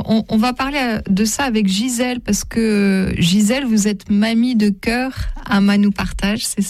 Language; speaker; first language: French; native; French